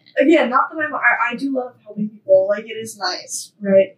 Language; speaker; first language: English; native; English